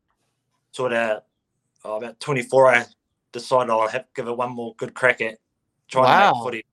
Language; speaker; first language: English; native; English